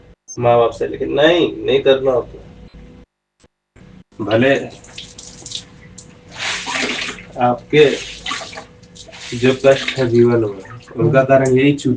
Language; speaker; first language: Hindi; native; Hindi